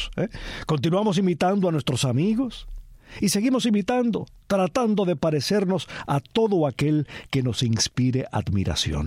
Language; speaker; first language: Spanish; native; Spanish